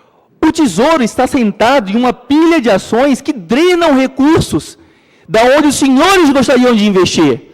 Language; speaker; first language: Portuguese; native; Portuguese